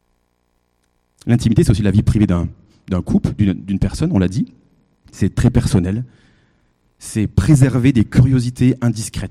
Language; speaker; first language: French; native; French